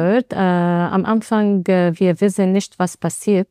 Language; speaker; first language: German; non-native, learner; Arabic